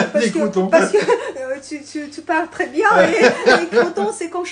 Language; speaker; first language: French; non-native, learner; Russian